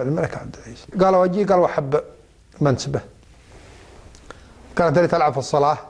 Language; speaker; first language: Arabic; native; Arabic